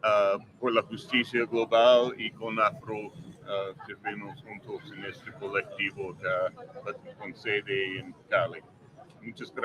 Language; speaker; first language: Spanish; non-native, fluent; English